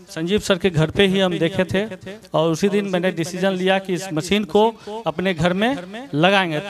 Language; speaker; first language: Hindi; native; Hindi